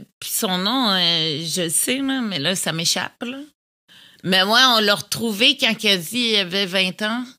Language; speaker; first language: French; native; French